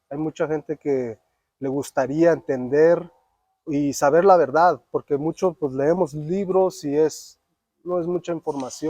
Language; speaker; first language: Spanish; early bilingual, other home language; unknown